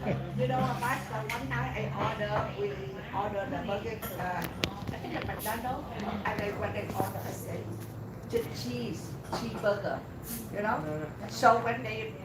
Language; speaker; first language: English; non-native, learner; Vietnamese